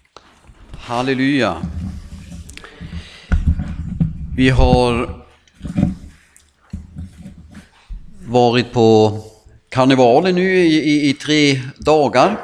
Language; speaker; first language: Swedish; non-native, fluent; German